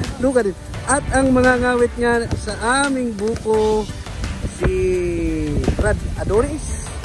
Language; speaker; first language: Filipino; non-native, local second language; Bikol